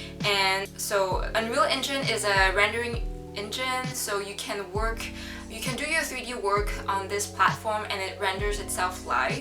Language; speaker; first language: English; non-native, local second language; French